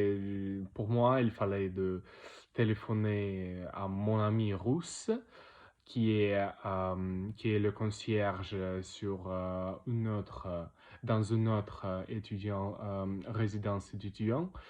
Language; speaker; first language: French; non-native, learner; Russian